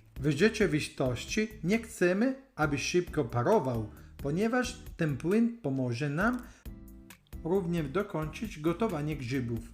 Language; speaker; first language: Polish; non-native, learner; Italian